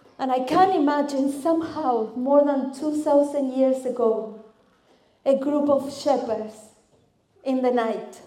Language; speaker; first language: English; non-native, fluent; Spanish